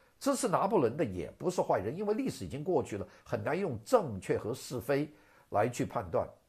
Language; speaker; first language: Chinese; non-native, local second language; Cantonese